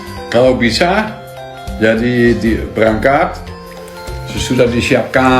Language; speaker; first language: Indonesian; non-native, learner; Dutch